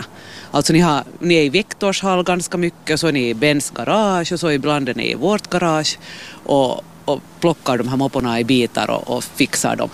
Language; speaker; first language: Swedish; native; Swedish